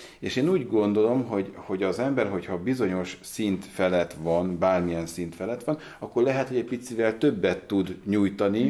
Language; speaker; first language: Hungarian; native; Hungarian